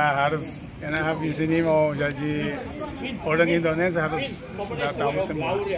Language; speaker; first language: Indonesian; non-native, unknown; Portuguese